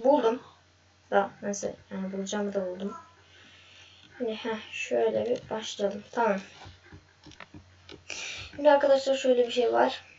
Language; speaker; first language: Turkish; native; Turkish